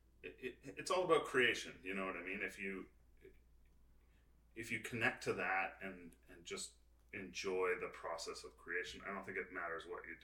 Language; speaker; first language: English; native; English